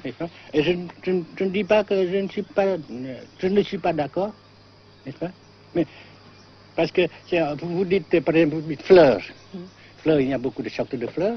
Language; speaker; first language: French; non-native, fluent; Vietnamese